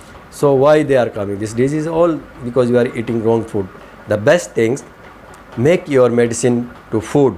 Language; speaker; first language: English; non-native, learner; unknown